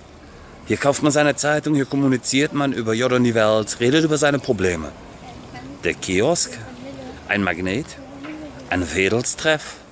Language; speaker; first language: German; native; German